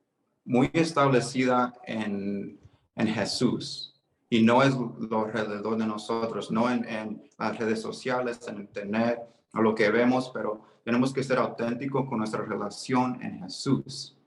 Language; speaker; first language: Spanish; early bilingual, heritage; Spanish